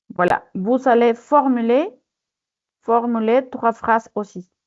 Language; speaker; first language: French; non-native, fluent; Spanish